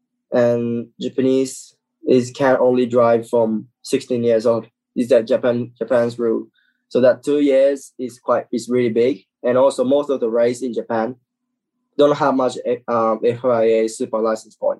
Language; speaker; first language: English; non-native, learner; Japanese